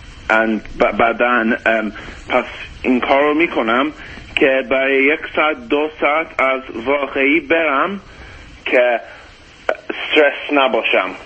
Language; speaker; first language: Persian; early bilingual, heritage; Persian